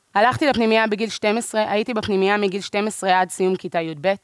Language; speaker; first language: Hebrew; native; Hebrew